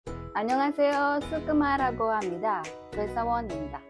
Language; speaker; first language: Korean; non-native, learner; Indonesian